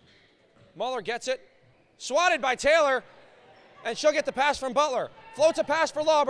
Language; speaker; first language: English; native; English